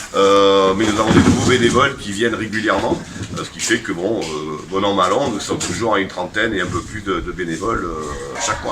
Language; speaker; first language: French; native; French